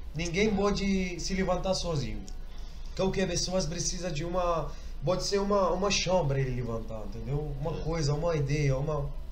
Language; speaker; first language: Portuguese; non-native, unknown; Arabic